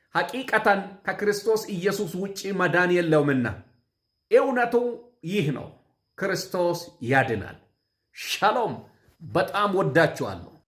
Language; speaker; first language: Amharic; non-native, local second language; Oromo